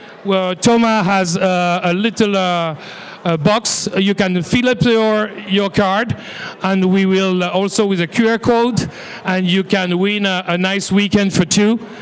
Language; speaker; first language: English; non-native, fluent; French